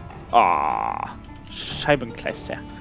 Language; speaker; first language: German; native; German